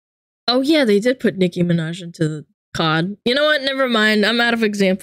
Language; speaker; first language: English; native; English